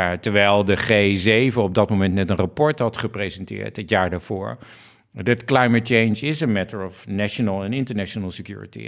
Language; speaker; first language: Dutch; native; Dutch